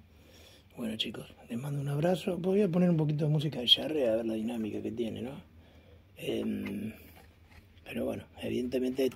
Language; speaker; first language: Spanish; native; Spanish